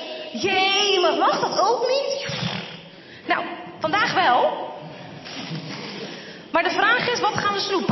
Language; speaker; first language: Dutch; native; Dutch